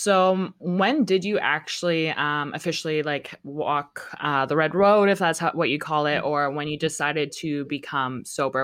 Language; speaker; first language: English; native; English